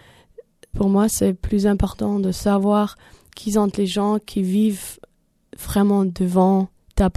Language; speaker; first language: French; non-native, learner; German